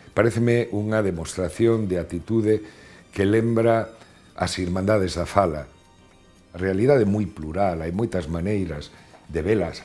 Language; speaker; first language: Galician; non-native, local second language; Spanish